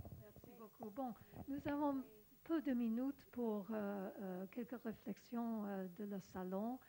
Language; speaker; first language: French; non-native, learner; English